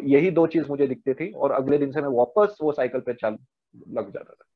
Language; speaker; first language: Hindi; non-native, local second language; Marathi